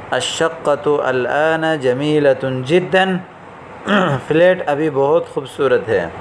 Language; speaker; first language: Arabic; non-native, fluent; Urdu